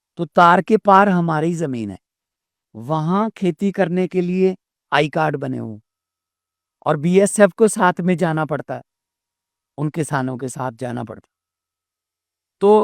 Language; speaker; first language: Hindi; non-native, local second language; Punjabi